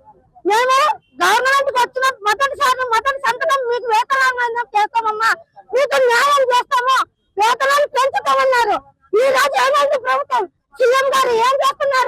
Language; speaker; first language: Telugu; native; Telugu